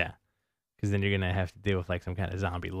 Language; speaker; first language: English; native; English